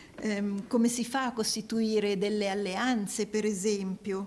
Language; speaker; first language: Italian; native; Italian